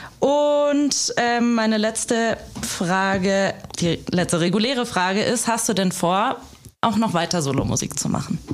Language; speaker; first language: German; native; German